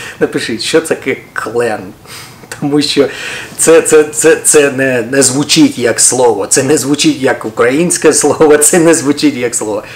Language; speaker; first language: Ukrainian; non-native, local second language; Russian